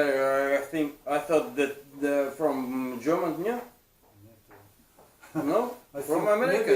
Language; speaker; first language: English; non-native, learner; Russian